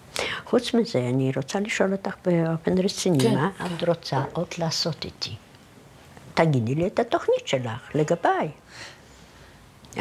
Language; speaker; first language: Hebrew; non-native, fluent; Polish